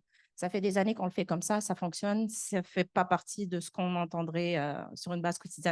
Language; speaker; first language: French; native; French